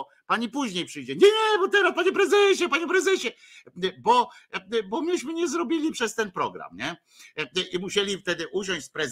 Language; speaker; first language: Polish; native; Polish